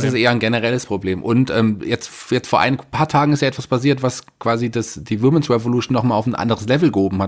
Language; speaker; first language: German; native; German